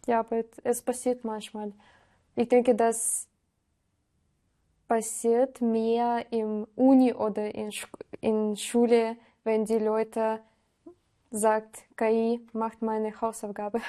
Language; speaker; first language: German; non-native, learner; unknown